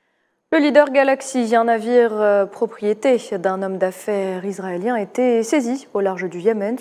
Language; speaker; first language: French; non-native, local second language; Arabic